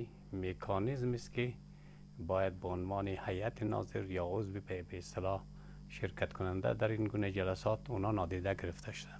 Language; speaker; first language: Persian; native; Persian